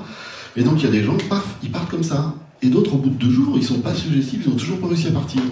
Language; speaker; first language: French; native; French